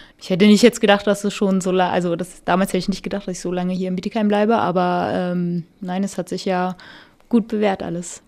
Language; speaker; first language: German; native; German